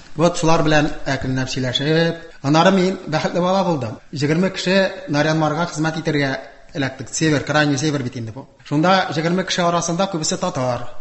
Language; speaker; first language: Tatar; non-native, local second language; Udmurt